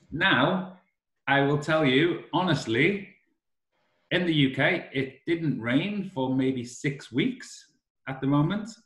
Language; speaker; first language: English; native; English